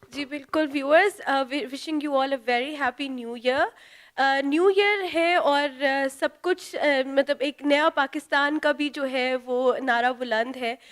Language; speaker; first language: Urdu; native; Urdu